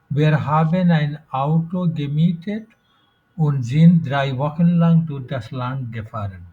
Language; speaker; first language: German; non-native, fluent; Bangla